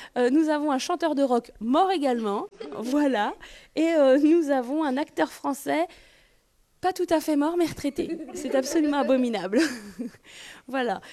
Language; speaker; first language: French; native; French